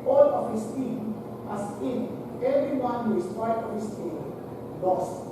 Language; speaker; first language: English; non-native, local second language; Filipino